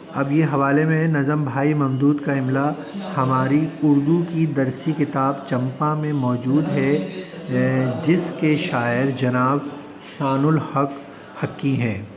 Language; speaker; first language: Urdu; native; Urdu